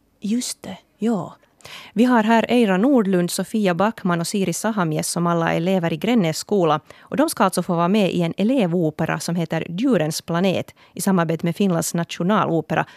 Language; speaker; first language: Swedish; native; Swedish